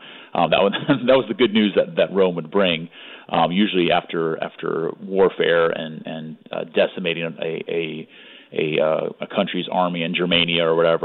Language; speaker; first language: English; native; English